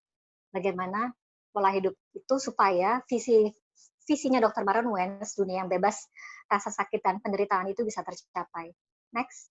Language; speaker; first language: Indonesian; native; Indonesian